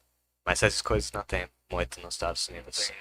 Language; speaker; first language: Portuguese; non-native, fluent; English